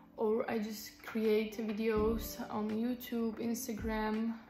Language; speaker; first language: English; non-native, fluent; Slovak